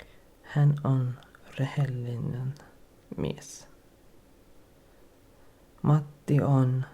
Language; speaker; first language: Finnish; non-native, learner; English